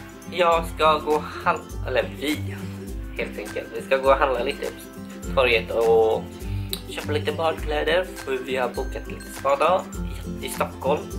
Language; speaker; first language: Swedish; non-native, fluent; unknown